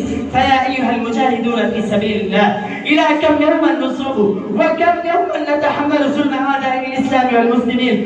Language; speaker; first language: Arabic; non-native, learner; Bangla